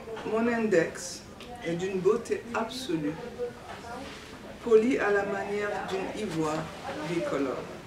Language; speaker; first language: French; non-native, local second language; Duala